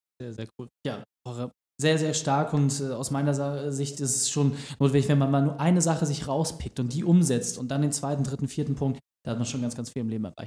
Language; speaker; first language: German; native; German